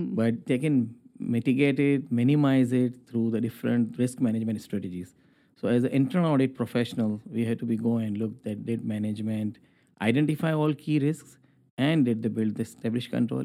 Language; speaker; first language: English; non-native, local second language; Urdu